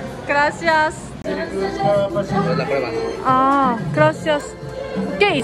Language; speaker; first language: Spanish; non-native, learner; Turkish